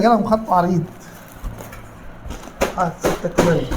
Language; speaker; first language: Arabic; native; Arabic